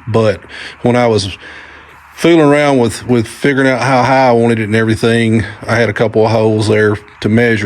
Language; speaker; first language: English; native; English